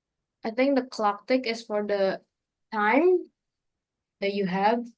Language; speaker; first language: English; non-native, learner; Indonesian